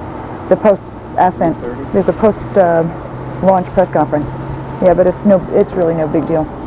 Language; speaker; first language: English; native; English